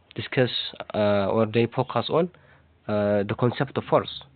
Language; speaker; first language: English; non-native, local second language; Amharic